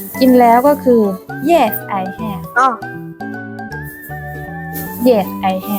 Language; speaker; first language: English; non-native, learner; Thai